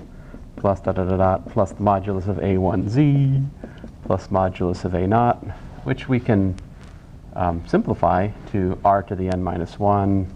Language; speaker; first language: English; native; English